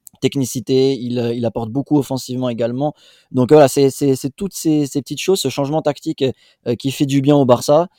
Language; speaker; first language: French; native; French